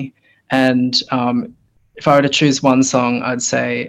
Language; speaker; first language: English; native; English